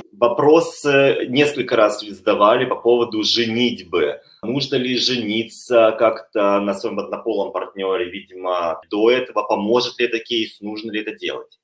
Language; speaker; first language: Russian; native; Russian